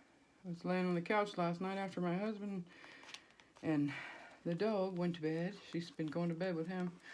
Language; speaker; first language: English; native; English